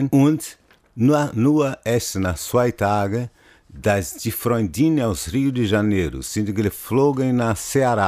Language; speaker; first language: German; non-native, fluent; Portuguese